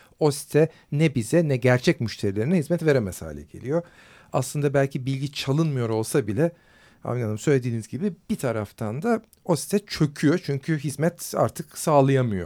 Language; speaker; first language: Turkish; native; Turkish